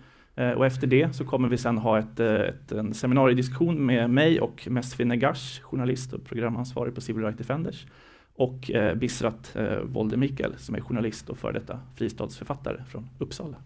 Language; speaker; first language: Swedish; native; Swedish